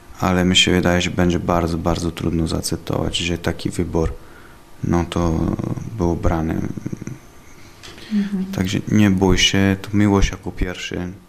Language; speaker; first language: Polish; non-native, learner; Italian